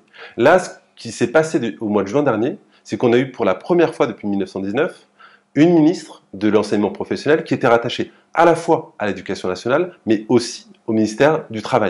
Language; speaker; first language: French; native; French